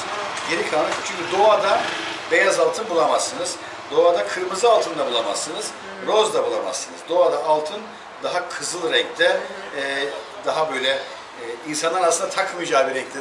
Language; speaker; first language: Turkish; native; Turkish